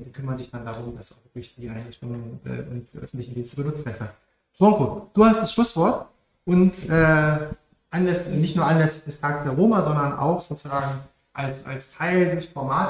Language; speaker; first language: German; native; German